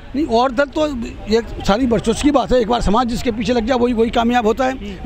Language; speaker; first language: Hindi; native; Hindi